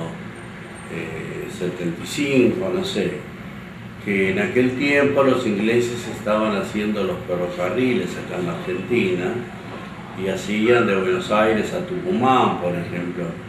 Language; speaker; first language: Spanish; native; Spanish